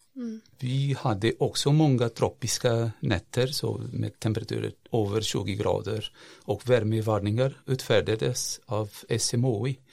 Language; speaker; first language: Swedish; non-native, fluent; Portuguese